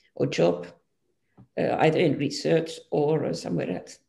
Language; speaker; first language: English; non-native, fluent; Finnish